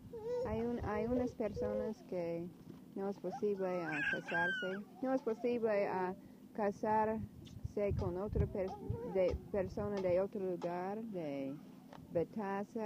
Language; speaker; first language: Spanish; non-native, learner; English